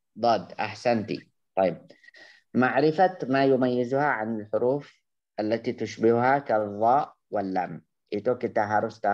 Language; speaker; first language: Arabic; non-native, fluent; Indonesian